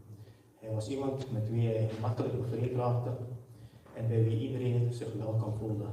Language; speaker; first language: Dutch; early bilingual, other home language; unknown